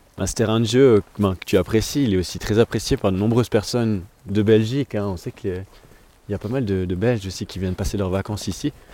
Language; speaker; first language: French; native; French